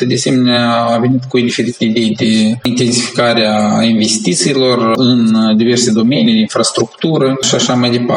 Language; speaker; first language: Romanian; native; Romanian